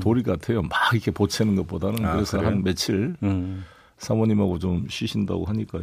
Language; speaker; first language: Korean; native; Korean